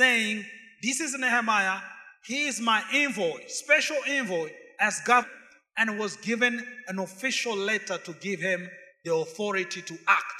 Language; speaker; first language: English; non-native, fluent; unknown